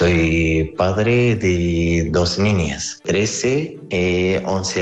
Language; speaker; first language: Spanish; non-native, learner; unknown